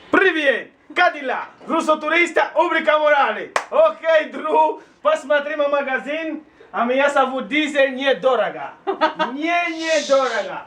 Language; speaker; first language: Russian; non-native, learner; Spanish